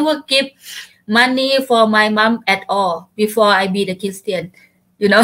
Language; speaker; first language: English; non-native, learner; Thai